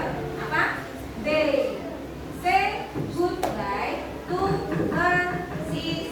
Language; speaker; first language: English; non-native, learner; Indonesian